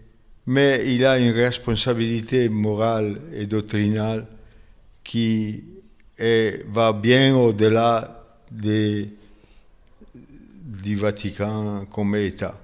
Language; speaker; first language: French; non-native, fluent; Italian